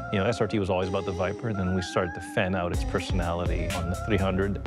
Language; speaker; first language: English; native; English